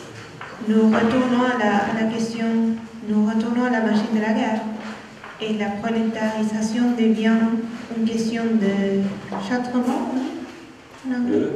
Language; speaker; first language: French; non-native, fluent; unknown